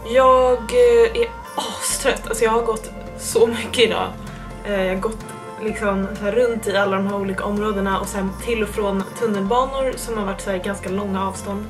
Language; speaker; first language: Swedish; native; Swedish